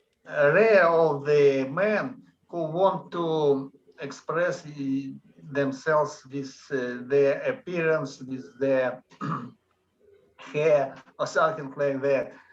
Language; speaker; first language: English; non-native, learner; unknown